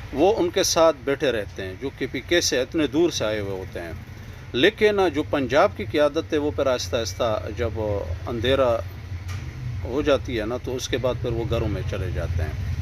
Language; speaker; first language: Urdu; non-native, local second language; Pashto